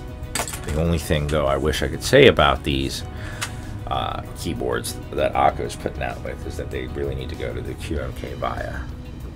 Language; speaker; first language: English; native; English